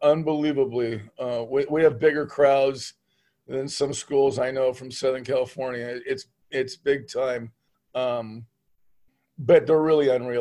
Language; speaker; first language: English; native; English